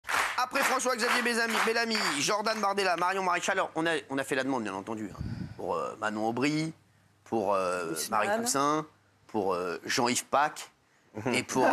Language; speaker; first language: French; native; French